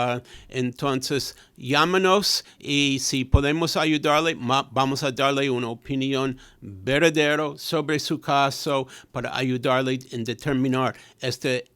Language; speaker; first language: Spanish; non-native, fluent; English